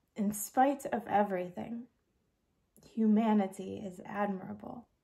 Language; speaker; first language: English; native; English